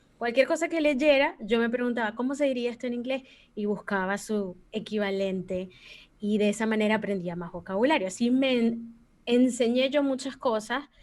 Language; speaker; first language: Spanish; native; Spanish